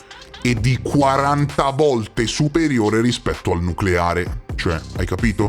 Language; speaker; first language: Italian; native; Italian